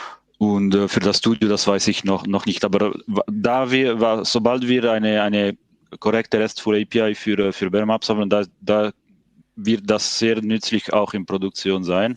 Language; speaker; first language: German; non-native, fluent; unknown